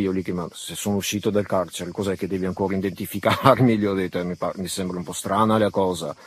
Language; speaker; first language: Italian; early bilingual, other home language; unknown